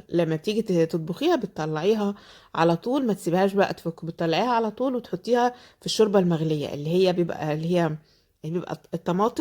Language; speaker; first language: Arabic; native; Arabic